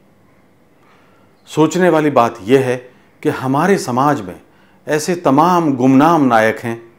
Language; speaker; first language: Hindi; native; Hindi